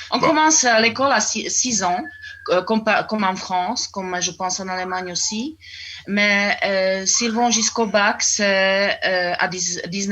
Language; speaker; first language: French; non-native, fluent; Czech